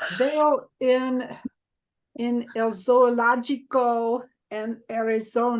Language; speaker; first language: Spanish; non-native, learner; English